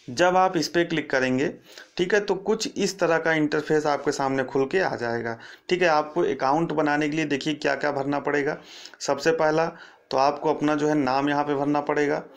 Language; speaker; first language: Hindi; native; Hindi